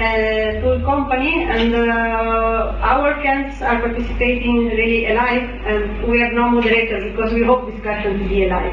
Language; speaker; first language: English; non-native, learner; Italian